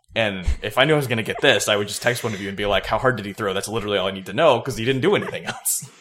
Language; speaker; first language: English; native; English